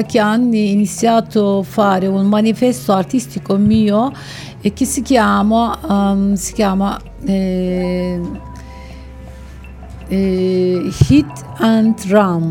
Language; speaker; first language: Italian; non-native, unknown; Turkish